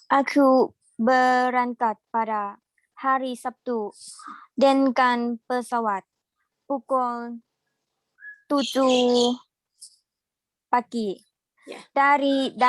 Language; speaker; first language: Indonesian; non-native, learner; Thai